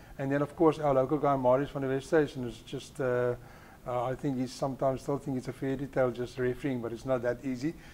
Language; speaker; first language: English; non-native, local second language; Afrikaans